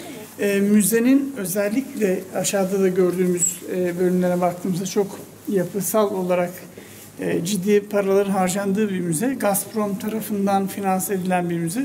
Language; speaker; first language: Turkish; native; Turkish